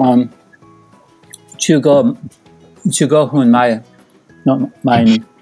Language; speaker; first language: Japanese; non-native, learner; English